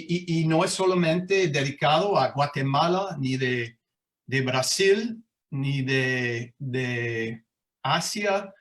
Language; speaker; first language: Spanish; non-native, fluent; English